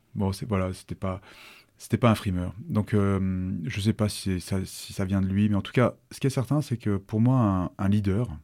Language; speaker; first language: French; native; French